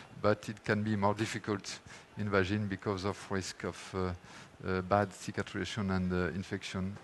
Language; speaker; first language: English; non-native, fluent; French